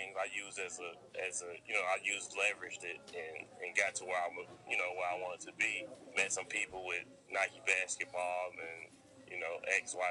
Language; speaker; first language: English; native; English